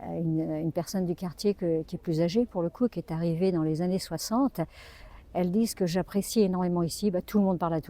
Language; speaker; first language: French; native; French